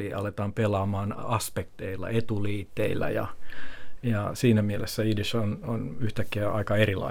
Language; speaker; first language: Finnish; native; Finnish